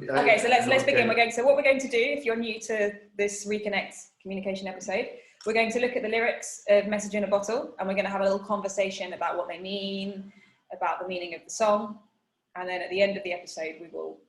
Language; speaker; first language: English; non-native, fluent; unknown